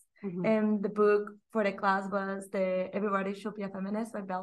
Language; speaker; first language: English; non-native, fluent; Spanish